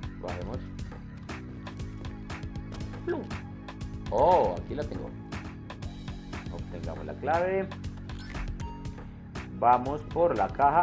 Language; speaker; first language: Spanish; native; Spanish